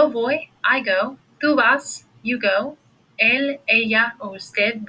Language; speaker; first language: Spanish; non-native, fluent; English